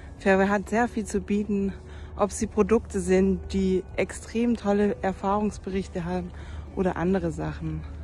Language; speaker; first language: German; native; German